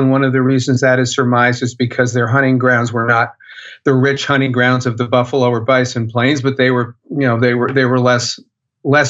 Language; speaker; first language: English; native; English